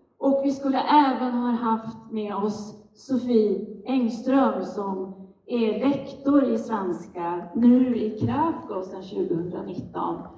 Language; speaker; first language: Swedish; native; Swedish